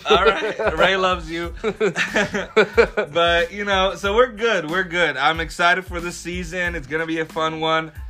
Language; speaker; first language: English; early bilingual, other home language; Arabic